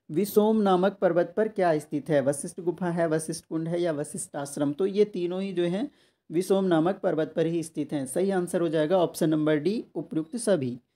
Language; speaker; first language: Hindi; native; Hindi